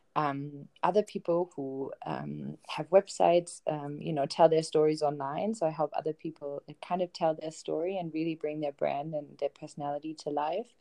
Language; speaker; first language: English; non-native, fluent; German